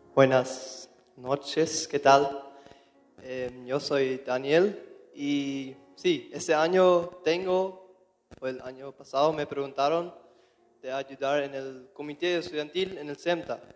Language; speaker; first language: Spanish; non-native, local second language; German